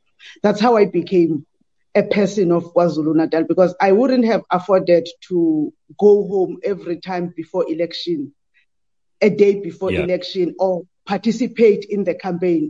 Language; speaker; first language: English; non-native, local second language; Xhosa